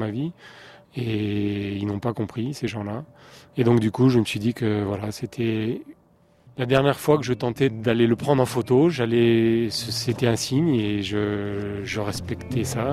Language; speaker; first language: French; native; French